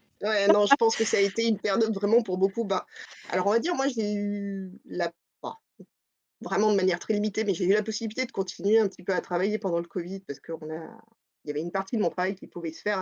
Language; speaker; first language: French; native; French